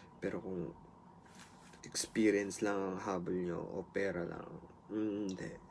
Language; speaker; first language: Filipino; native; Filipino